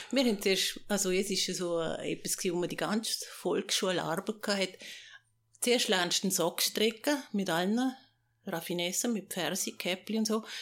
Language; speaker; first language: German; native; German